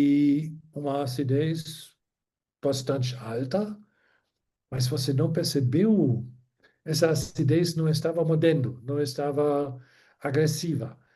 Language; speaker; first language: Portuguese; non-native, fluent; German